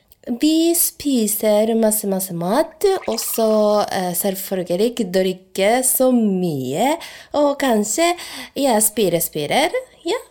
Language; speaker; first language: Norwegian; non-native, learner; Japanese